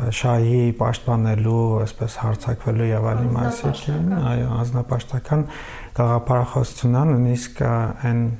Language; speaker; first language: Armenian; native; Armenian